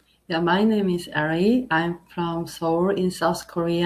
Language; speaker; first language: English; non-native, learner; Korean